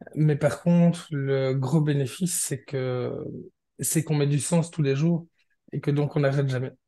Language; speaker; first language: French; native; French